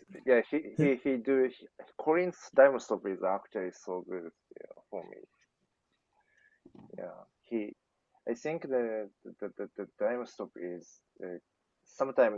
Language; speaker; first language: English; non-native, learner; Japanese